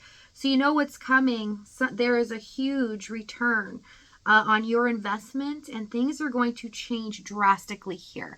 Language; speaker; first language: English; native; English